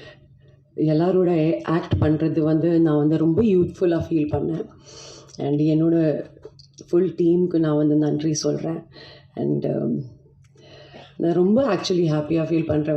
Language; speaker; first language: Tamil; non-native, fluent; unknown